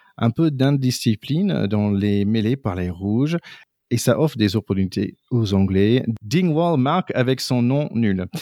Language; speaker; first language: French; non-native, fluent; English